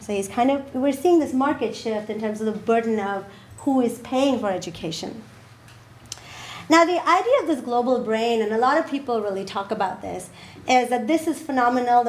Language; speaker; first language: English; non-native, local second language; Urdu